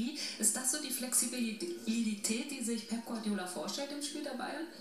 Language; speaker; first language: German; native; German